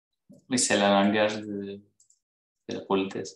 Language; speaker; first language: French; non-native, fluent; Greek